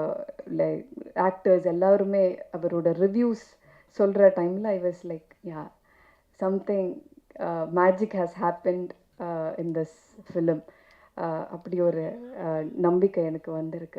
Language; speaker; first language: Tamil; non-native, learner; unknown